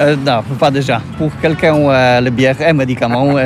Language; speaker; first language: French; non-native, learner; Polish